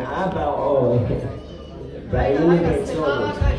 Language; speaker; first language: Hebrew; non-native, fluent; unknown